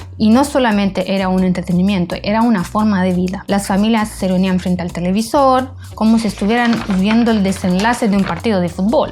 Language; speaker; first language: Spanish; non-native, fluent; Romanian